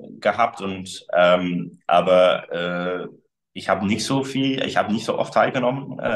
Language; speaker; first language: German; early bilingual, other home language; English